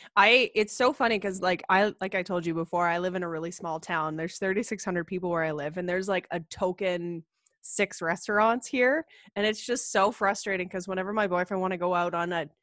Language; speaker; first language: English; native; English